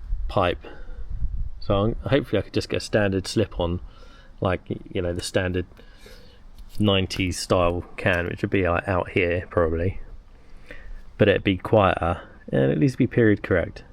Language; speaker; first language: English; native; English